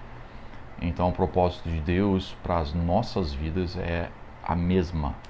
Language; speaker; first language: Portuguese; non-native, fluent; English